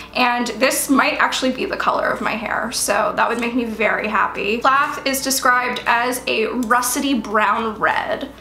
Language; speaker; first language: English; native; English